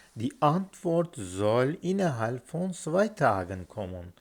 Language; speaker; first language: German; non-native, fluent; Turkish